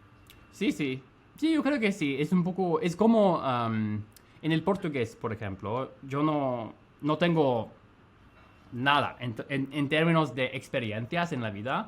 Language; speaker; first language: Spanish; non-native, fluent; English